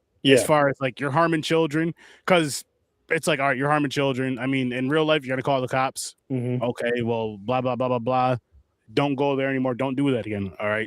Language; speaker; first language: English; native; English